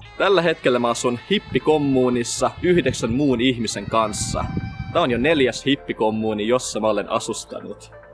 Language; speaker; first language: Finnish; early bilingual, other home language; Russian